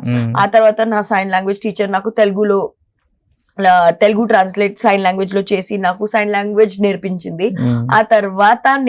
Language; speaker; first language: Telugu; non-native, learner; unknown